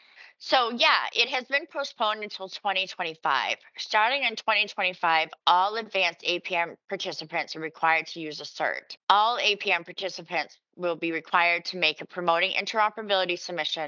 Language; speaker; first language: English; native; English